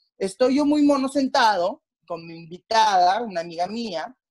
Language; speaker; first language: Spanish; native; Spanish